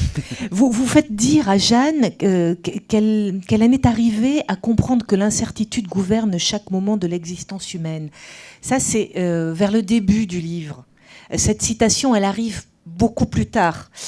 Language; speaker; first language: French; native; French